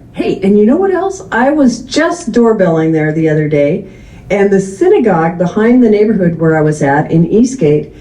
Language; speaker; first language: English; native; English